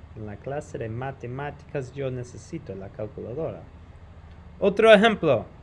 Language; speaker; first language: Spanish; non-native, fluent; English